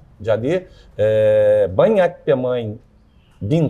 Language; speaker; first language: Indonesian; non-native, fluent; Portuguese